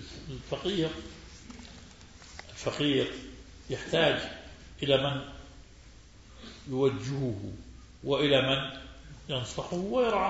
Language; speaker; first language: Arabic; native; Arabic